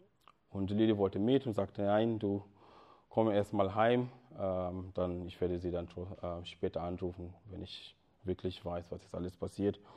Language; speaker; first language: German; non-native, fluent; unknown